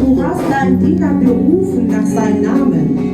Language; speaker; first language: German; non-native, fluent; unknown